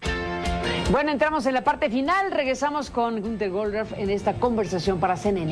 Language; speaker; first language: Spanish; native; Spanish